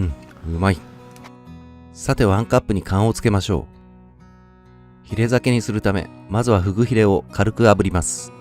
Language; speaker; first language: Japanese; native; Japanese